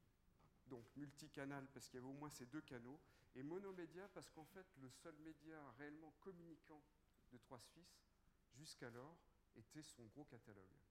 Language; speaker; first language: French; native; French